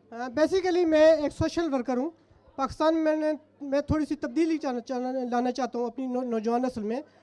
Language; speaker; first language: Urdu; non-native, local second language; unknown